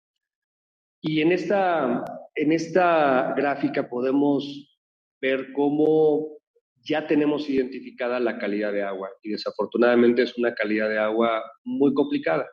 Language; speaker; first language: Spanish; native; Spanish